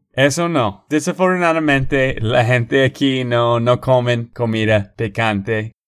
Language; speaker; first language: Spanish; non-native, fluent; English